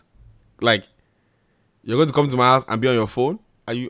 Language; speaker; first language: English; native; English